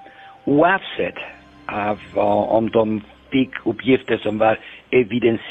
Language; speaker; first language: Swedish; non-native, fluent; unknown